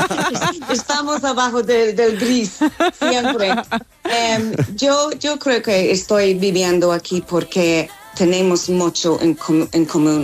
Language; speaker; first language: Spanish; non-native, learner; English